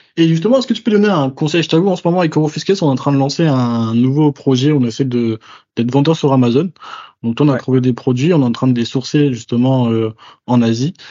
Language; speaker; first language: French; native; French